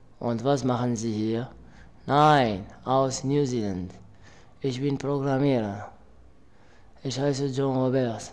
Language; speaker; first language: German; non-native, learner; Arabic